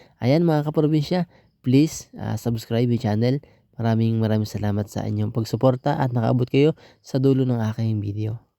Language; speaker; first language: Filipino; native; Filipino